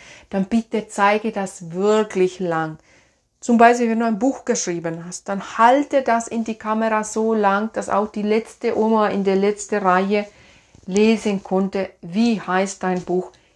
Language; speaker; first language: German; non-native, fluent; Finnish